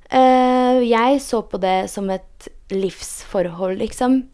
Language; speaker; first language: Norwegian; early bilingual, heritage; Polish